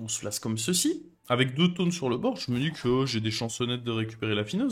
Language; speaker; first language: French; native; French